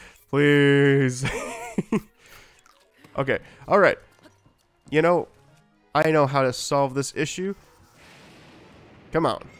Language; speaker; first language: English; native; English